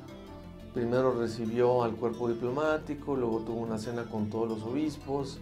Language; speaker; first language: Spanish; native; Spanish